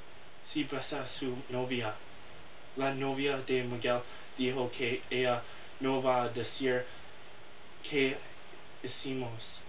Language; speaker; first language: Spanish; non-native, learner; English